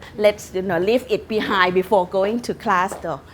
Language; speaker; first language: English; non-native, fluent; Thai